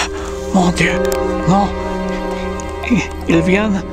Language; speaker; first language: French; non-native, learner; English